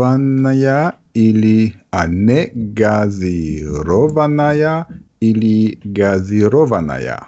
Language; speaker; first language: Russian; non-native, learner; German